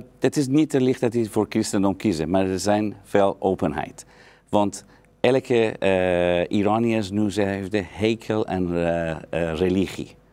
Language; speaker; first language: Dutch; non-native, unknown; Persian